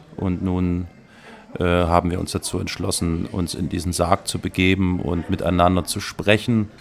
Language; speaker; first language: German; native; German